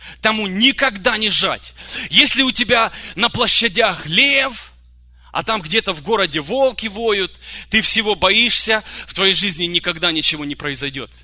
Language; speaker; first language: Russian; early bilingual, other home language; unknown